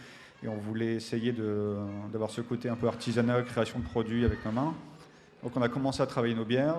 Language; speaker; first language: French; native; French